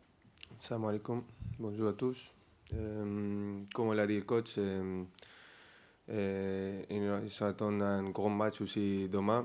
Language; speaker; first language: French; non-native, fluent; Spanish